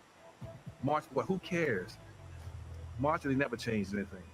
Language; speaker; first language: English; native; English